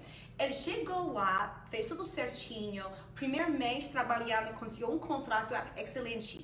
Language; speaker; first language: Portuguese; non-native, fluent; Spanish